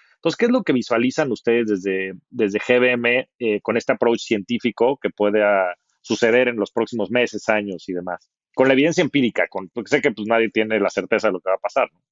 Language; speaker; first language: Spanish; native; Spanish